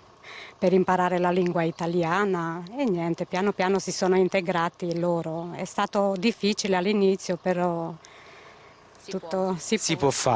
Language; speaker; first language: Italian; non-native, fluent; Romanian